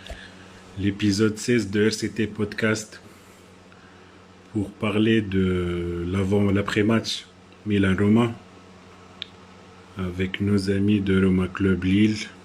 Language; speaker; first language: French; non-native, local second language; Arabic